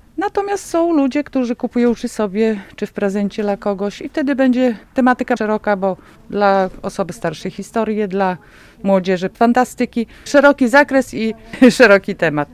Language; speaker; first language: Polish; native; Polish